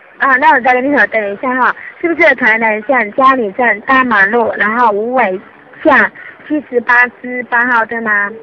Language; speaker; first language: Chinese; native; Chinese